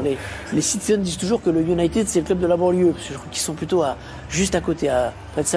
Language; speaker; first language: French; native; French